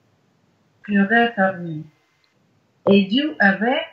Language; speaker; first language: French; non-native, learner; Russian